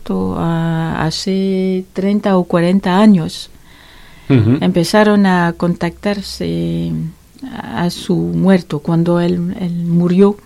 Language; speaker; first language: Spanish; non-native, learner; French